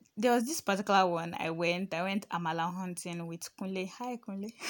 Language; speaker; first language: English; non-native, local second language; Yoruba